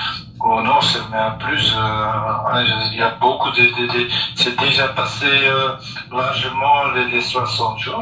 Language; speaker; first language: French; non-native, learner; Dutch